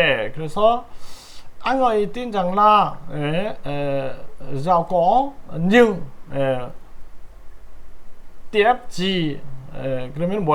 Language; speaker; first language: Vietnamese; non-native, learner; Korean